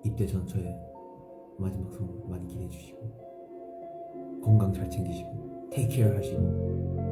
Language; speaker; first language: Korean; native; Korean